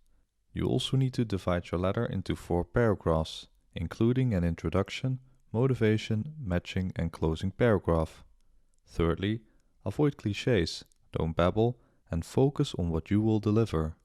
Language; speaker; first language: English; non-native, fluent; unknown